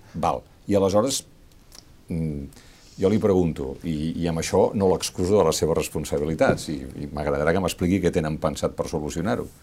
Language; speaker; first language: Catalan; native; Catalan